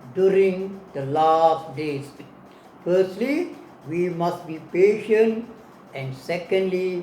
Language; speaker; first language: English; non-native, local second language; Tamil